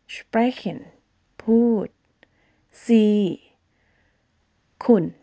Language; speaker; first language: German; non-native, fluent; Thai